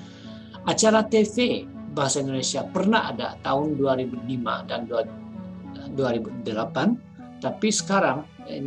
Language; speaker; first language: Indonesian; non-native, fluent; Japanese